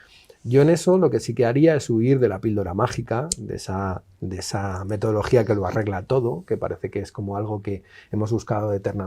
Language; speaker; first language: Spanish; native; Spanish